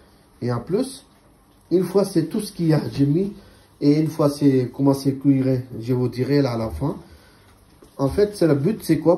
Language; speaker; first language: French; non-native, learner; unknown